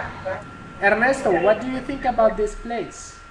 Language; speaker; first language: English; non-native, fluent; Spanish